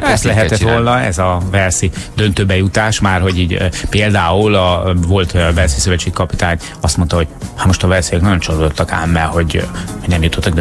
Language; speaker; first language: Hungarian; native; Hungarian